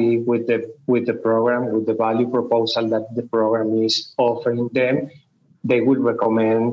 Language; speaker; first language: English; non-native, fluent; Spanish